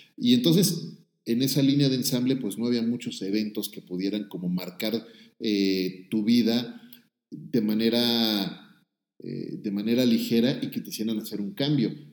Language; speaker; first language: Spanish; native; Spanish